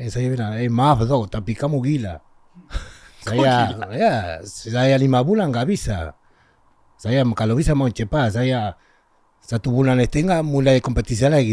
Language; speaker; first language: Indonesian; non-native, learner; Spanish